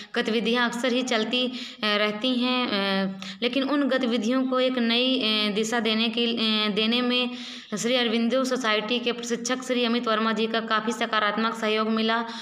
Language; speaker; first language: Hindi; native; Hindi